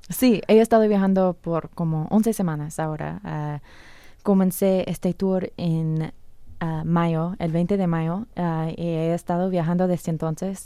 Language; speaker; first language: Spanish; non-native, fluent; English